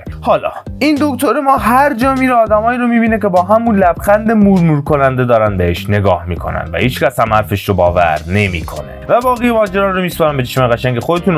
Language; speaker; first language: Persian; native; Persian